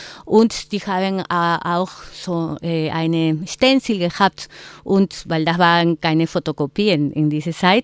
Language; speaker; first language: German; non-native, fluent; Spanish